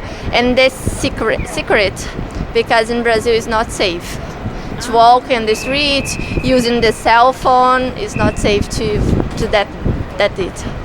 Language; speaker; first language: English; non-native, learner; Portuguese